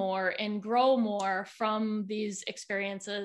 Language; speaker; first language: English; native; English